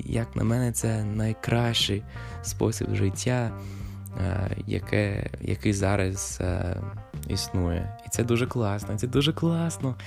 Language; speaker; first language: Ukrainian; non-native, fluent; English